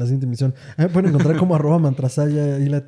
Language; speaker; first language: Spanish; native; Spanish